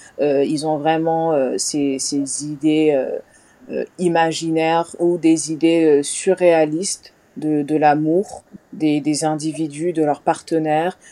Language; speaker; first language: French; non-native, local second language; Wolof